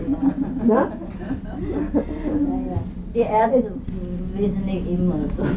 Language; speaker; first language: German; non-native, learner; Vietnamese